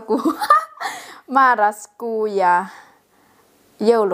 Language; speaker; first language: Finnish; non-native, learner; Thai